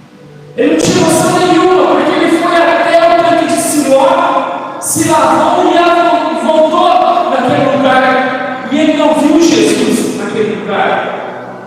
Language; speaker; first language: Portuguese; native; Portuguese